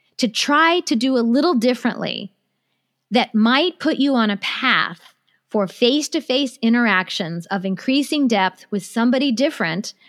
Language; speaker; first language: English; native; English